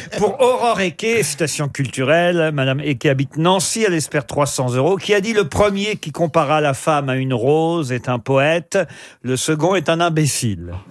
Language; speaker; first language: French; native; French